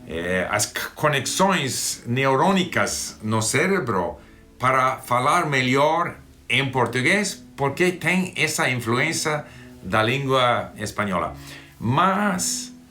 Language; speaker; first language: Portuguese; non-native, fluent; English